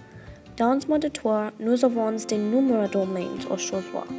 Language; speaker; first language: French; non-native, learner; English